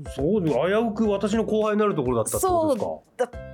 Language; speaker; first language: Japanese; native; Japanese